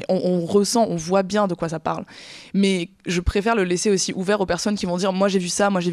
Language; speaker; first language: French; native; French